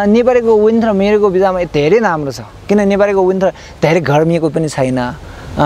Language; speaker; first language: Nepali; non-native, learner; Chinese